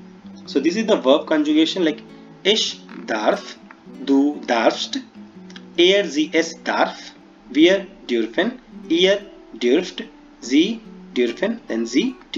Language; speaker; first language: German; non-native, fluent; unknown